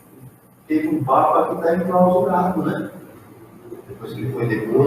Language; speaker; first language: Portuguese; native; Portuguese